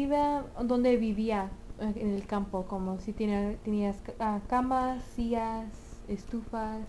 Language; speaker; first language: Spanish; early bilingual, heritage; Spanish